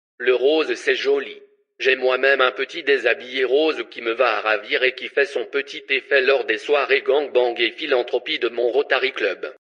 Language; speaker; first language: French; native; French